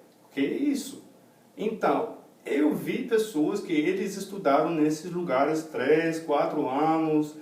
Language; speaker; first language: Portuguese; non-native, fluent; English